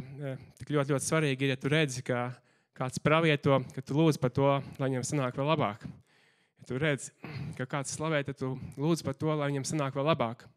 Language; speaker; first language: Latvian; native; Latvian